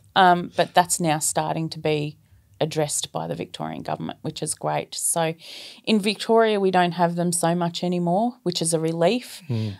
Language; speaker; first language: English; native; English